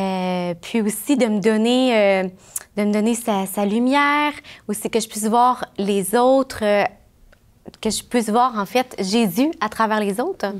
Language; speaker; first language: French; native; French